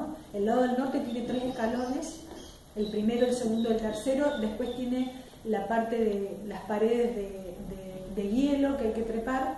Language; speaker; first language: Spanish; native; Spanish